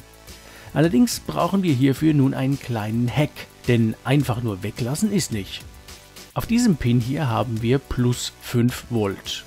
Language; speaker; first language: German; native; German